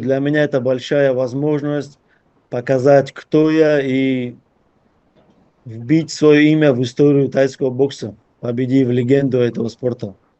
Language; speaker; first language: Russian; native; Russian